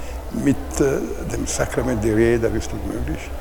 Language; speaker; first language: German; non-native, fluent; Italian